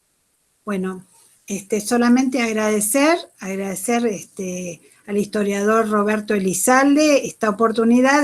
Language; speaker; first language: Spanish; native; Spanish